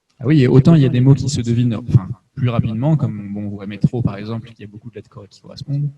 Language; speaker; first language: French; native; French